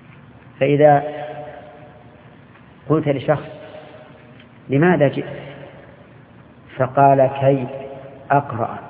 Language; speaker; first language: Arabic; native; Arabic